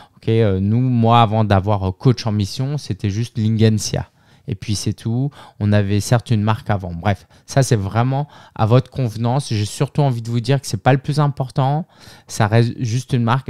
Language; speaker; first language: French; native; French